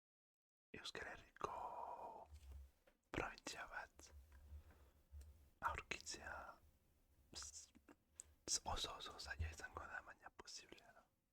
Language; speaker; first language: Basque; non-native, learner; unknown